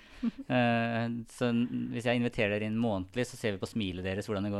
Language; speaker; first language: Norwegian; native; Norwegian